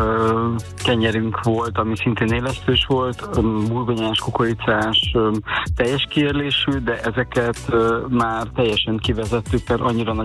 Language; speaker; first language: Hungarian; native; Hungarian